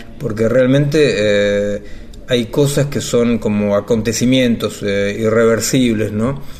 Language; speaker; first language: Spanish; native; Spanish